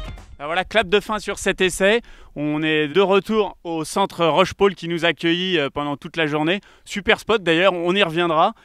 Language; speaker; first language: French; native; French